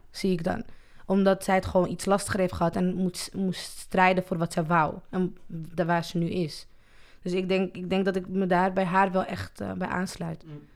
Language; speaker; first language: Dutch; early bilingual, other home language; Arabic